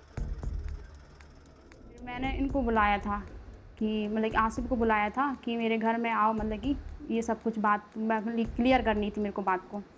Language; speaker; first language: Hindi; native; Hindi